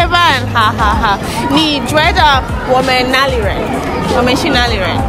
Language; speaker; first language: Chinese; non-native, learner; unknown